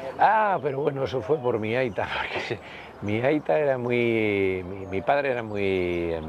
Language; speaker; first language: Spanish; native; Spanish